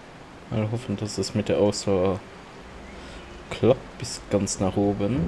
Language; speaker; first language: German; non-native, local second language; Luxembourgish